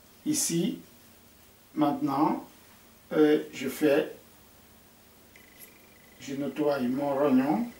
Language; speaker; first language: French; non-native, fluent; Portuguese